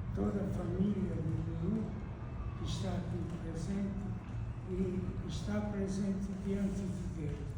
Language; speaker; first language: Portuguese; non-native, fluent; Italian